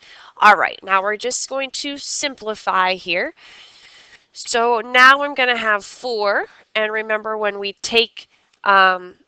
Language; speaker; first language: English; native; English